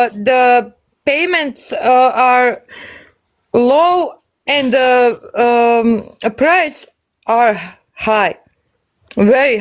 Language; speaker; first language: English; non-native, learner; Bosnian